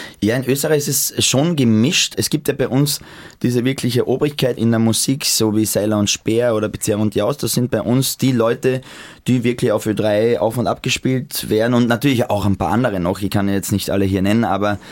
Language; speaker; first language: German; native; German